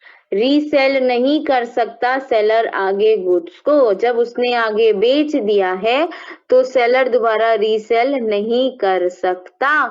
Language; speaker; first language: Hindi; native; Hindi